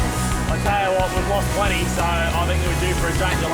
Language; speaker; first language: English; native; English